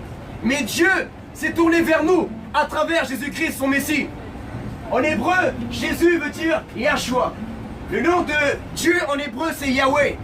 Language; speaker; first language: French; native; French